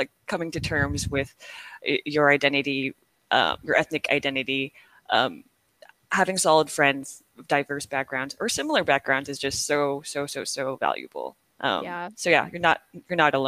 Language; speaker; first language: English; early bilingual, other home language; Korean